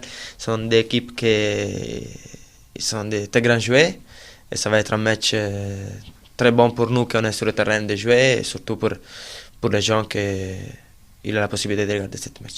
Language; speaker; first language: French; non-native, fluent; Italian